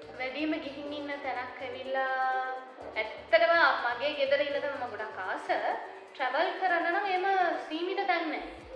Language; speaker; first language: Sinhala; non-native, local second language; Tamil